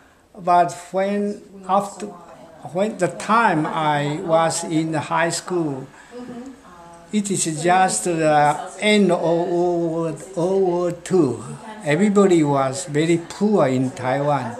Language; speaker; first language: English; non-native, learner; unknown